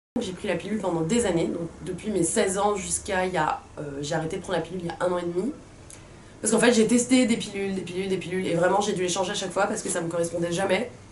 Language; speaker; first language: French; native; French